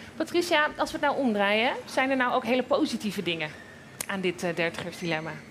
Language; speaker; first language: Dutch; native; Dutch